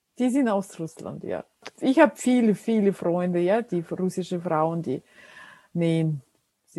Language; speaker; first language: German; non-native, fluent; Russian